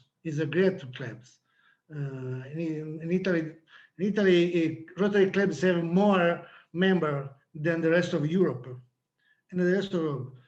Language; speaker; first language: English; non-native, learner; Italian